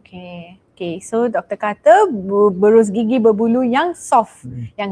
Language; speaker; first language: Malay; native; Malay